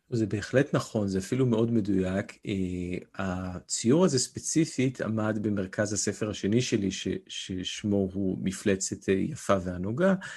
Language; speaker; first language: Hebrew; native; Hebrew